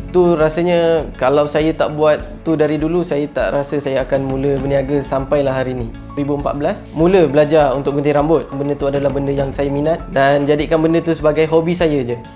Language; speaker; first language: Malay; native; Malay